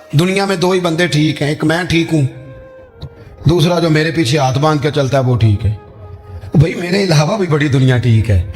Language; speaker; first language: Urdu; non-native, local second language; Punjabi